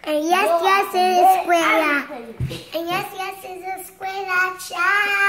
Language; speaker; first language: Spanish; non-native, learner; English